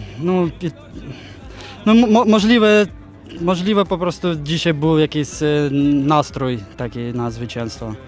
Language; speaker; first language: Polish; non-native, learner; Ukrainian